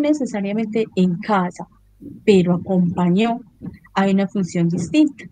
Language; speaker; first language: Spanish; native; Spanish